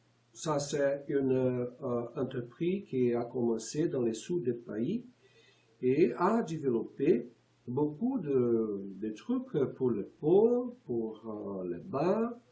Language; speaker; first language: French; non-native, learner; Portuguese